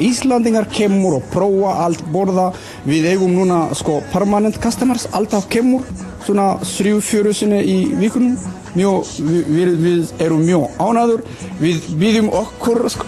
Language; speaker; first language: Icelandic; non-native, learner; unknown